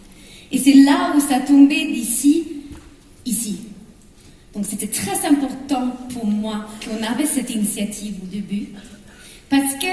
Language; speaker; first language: French; non-native, fluent; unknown